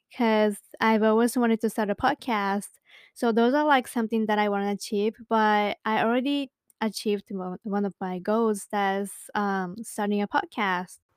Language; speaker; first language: English; non-native, fluent; Japanese